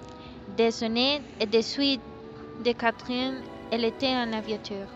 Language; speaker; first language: French; non-native, learner; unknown